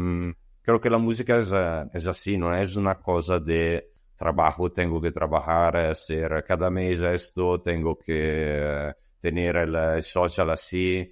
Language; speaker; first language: Spanish; non-native, learner; Italian